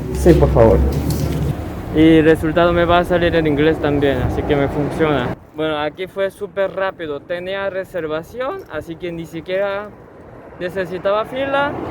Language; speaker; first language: Spanish; non-native, fluent; Korean